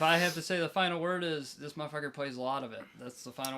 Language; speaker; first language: English; native; English